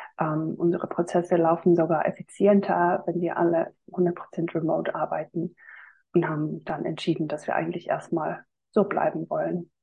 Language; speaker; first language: German; non-native, fluent; Finnish